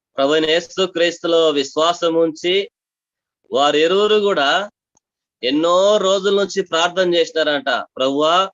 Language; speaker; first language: Telugu; non-native, local second language; Tamil